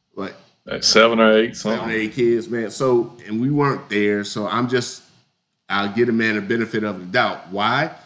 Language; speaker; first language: English; native; English